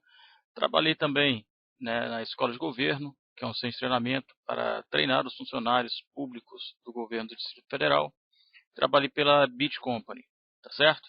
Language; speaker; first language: Portuguese; native; Portuguese